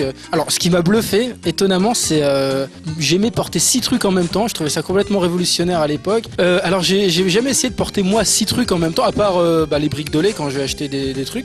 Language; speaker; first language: French; native; French